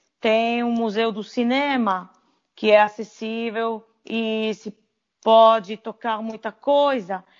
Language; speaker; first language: Portuguese; non-native, fluent; Italian